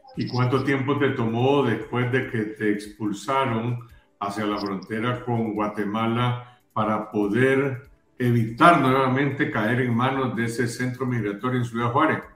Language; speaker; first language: Spanish; native; Spanish